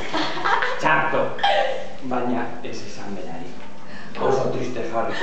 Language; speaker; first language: Basque; non-native, learner; Spanish